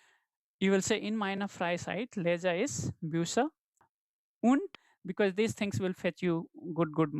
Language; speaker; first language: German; non-native, fluent; Hindi